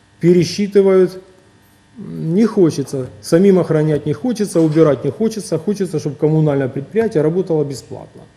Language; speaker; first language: Russian; native; Russian